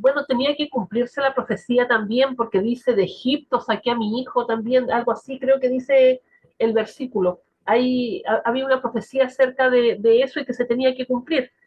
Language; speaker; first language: Spanish; native; Spanish